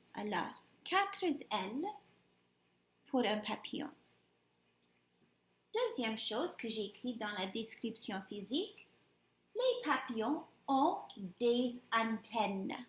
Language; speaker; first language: French; non-native, fluent; English